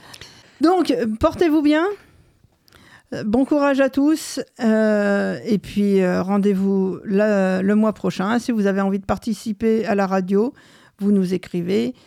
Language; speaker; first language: French; native; French